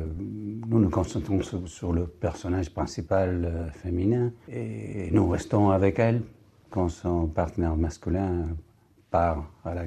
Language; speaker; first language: French; non-native, fluent; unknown